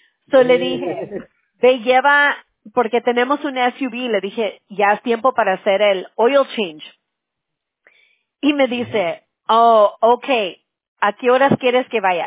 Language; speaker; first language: Spanish; early bilingual, heritage; Spanish